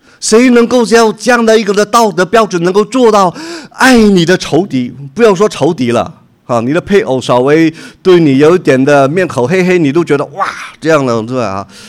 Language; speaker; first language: Chinese; non-native, local second language; Cantonese